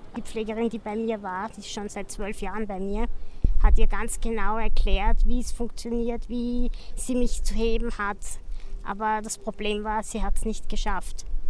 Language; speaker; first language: German; native; German